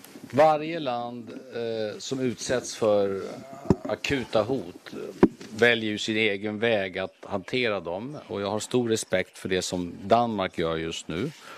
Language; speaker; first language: Swedish; native; Swedish